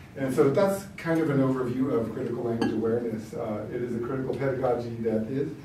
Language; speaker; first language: English; early bilingual, other home language; Spanish